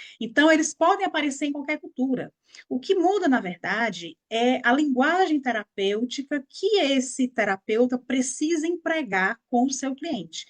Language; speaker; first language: Portuguese; native; Portuguese